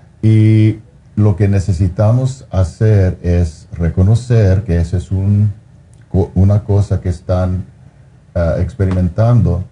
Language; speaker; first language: Spanish; early bilingual, heritage; Spanish